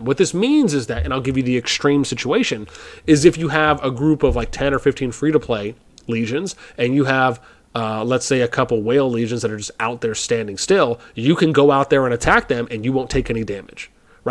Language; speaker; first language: English; native; English